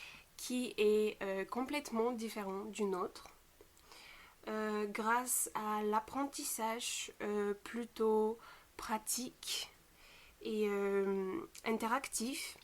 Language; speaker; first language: French; non-native, fluent; Bulgarian